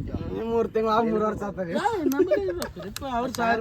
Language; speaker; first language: Kannada; native; Kannada